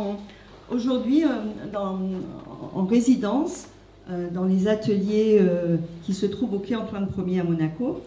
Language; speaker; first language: French; native; French